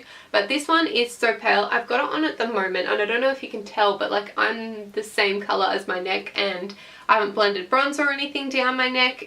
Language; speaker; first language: English; native; English